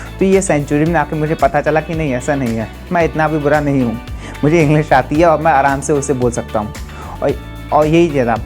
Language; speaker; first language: Hindi; native; Hindi